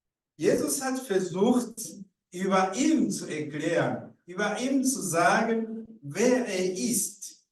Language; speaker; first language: German; non-native, learner; Rundi